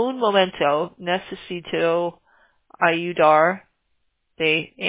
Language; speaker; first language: Spanish; non-native, learner; English